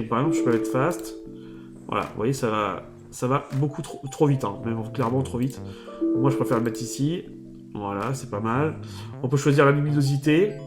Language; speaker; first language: French; native; French